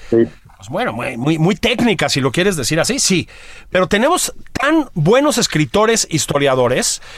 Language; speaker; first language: Spanish; native; Spanish